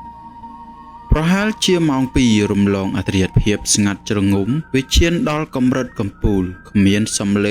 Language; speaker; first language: Khmer; native; Khmer